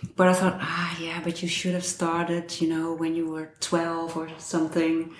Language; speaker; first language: English; non-native, fluent; Dutch